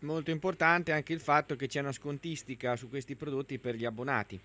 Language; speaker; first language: Italian; native; Italian